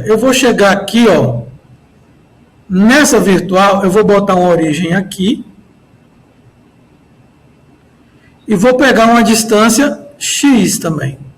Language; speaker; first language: Portuguese; native; Portuguese